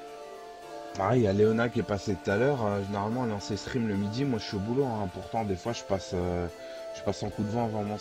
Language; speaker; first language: French; native; French